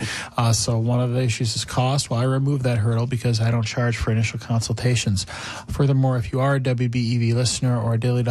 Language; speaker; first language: English; native; English